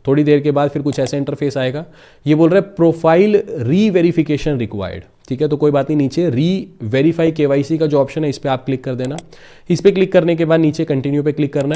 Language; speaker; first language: Hindi; native; Hindi